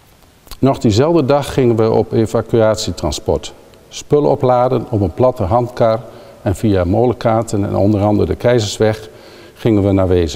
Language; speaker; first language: Dutch; native; Dutch